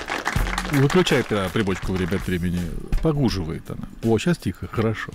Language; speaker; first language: Russian; native; Russian